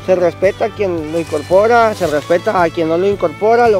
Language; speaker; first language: Spanish; native; Spanish